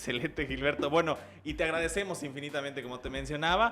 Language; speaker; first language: Spanish; native; Spanish